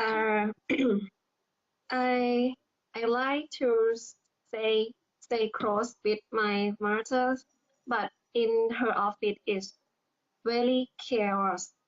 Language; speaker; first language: English; non-native, learner; Thai